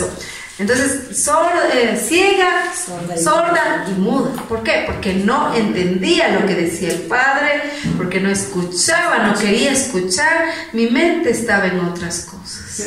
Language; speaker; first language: Spanish; native; Spanish